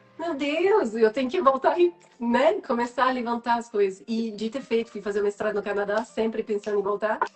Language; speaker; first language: Portuguese; non-native, fluent; French